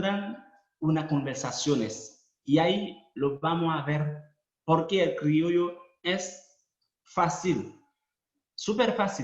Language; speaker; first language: Spanish; non-native, fluent; Haitian Creole